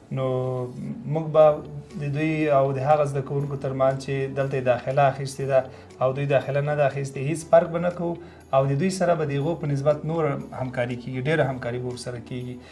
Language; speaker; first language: Pashto; native; Pashto